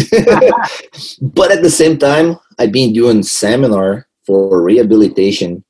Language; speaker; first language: English; non-native, fluent; Portuguese